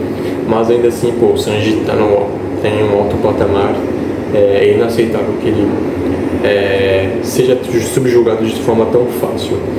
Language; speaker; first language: Portuguese; native; Portuguese